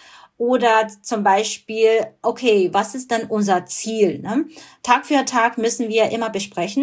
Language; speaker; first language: German; non-native, fluent; Burmese